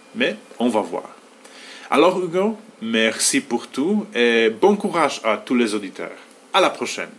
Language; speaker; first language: French; non-native, fluent; Polish